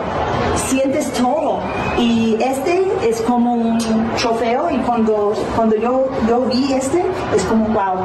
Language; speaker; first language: Spanish; non-native, fluent; English